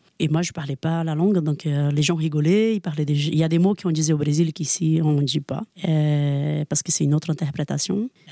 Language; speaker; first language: French; non-native, fluent; Portuguese